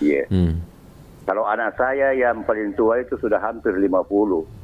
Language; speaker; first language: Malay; non-native, local second language; Buginese